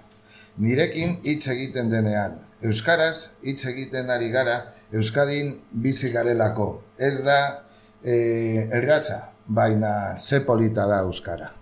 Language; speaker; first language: Basque; non-native, learner; Spanish